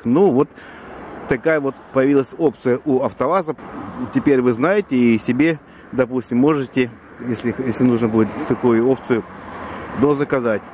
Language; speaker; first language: Russian; native; Russian